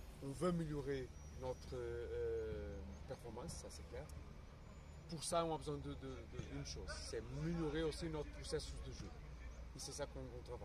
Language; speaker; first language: French; non-native, fluent; Portuguese